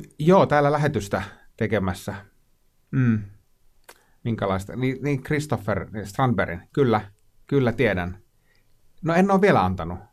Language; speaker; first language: Finnish; native; Finnish